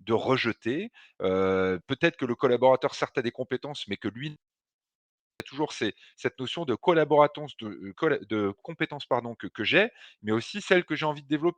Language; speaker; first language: French; native; French